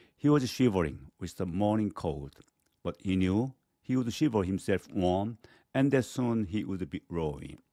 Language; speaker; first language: English; non-native, fluent; Korean